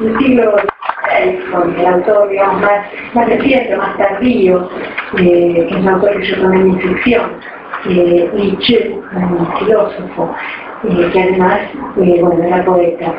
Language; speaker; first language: Spanish; native; Spanish